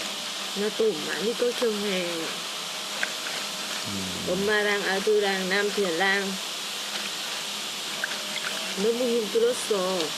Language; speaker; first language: Korean; non-native, learner; Vietnamese